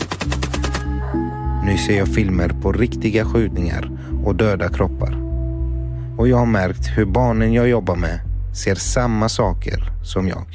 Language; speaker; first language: Swedish; native; Swedish